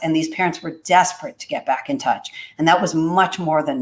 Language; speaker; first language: English; native; English